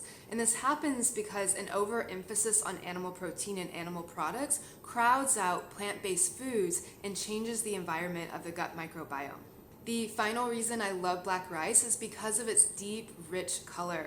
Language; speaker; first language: English; native; English